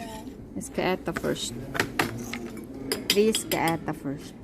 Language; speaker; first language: Swedish; non-native, learner; Filipino